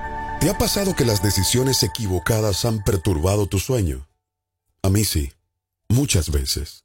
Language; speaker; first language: Spanish; native; Spanish